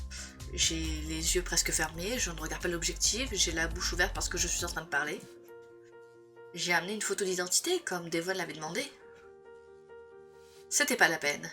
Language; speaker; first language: French; native; French